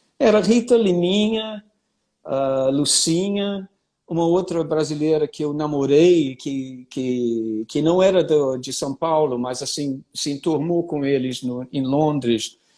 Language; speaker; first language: Portuguese; non-native, fluent; English